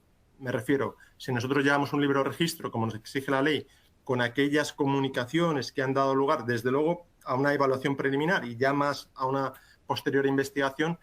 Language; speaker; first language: Spanish; native; Spanish